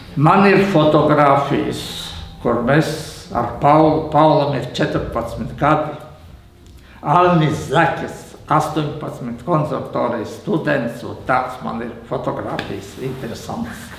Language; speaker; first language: Latvian; non-native, local second language; Russian